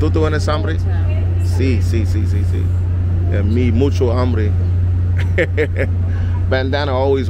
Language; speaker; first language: Spanish; non-native, learner; English